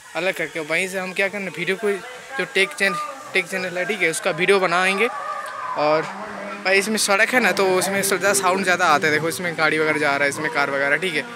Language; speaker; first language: Hindi; non-native, local second language; Bangla